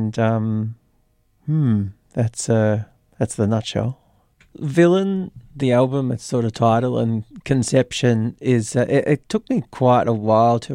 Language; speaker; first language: English; native; English